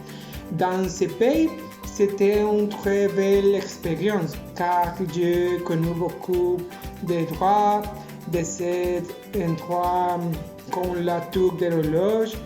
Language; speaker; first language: French; non-native, learner; Spanish